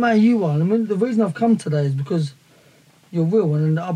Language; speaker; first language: English; native; English